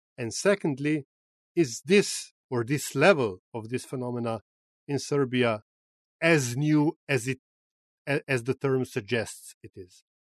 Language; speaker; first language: English; non-native, fluent; Slovenian